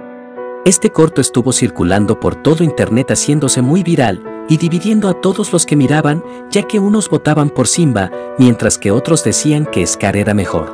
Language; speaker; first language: Spanish; native; Spanish